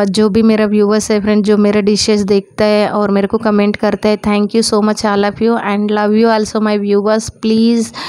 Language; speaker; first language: Hindi; non-native, local second language; Marathi